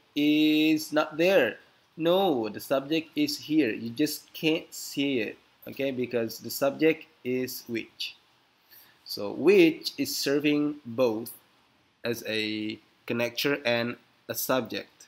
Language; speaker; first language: English; non-native, fluent; Indonesian